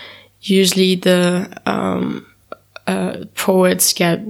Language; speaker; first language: English; non-native, fluent; German